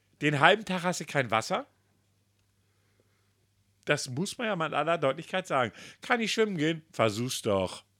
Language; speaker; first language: German; native; German